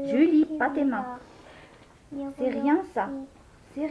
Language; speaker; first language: French; native; French